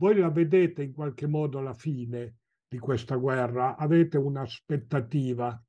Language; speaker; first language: Italian; native; Italian